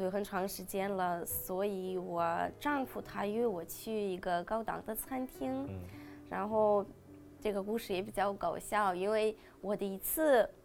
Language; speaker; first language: Chinese; non-native, fluent; Russian